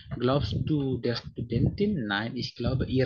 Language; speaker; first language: German; non-native, fluent; Indonesian